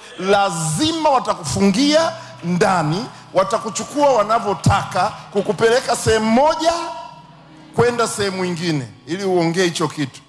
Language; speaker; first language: Swahili; native; Swahili